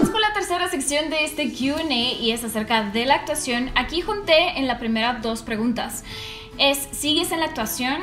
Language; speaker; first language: Spanish; non-native, fluent; Russian